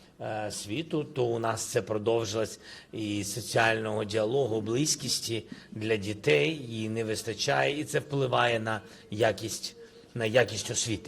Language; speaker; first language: Ukrainian; non-native, local second language; Russian